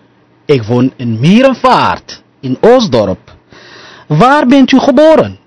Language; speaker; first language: Dutch; non-native, fluent; Somali